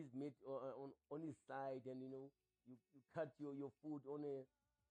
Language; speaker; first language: English; non-native, local second language; Xhosa